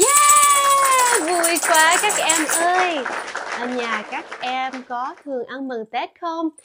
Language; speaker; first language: Vietnamese; early bilingual, heritage; Vietnamese